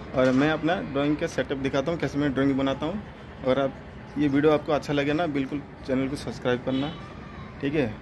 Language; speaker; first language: Hindi; non-native, local second language; Odia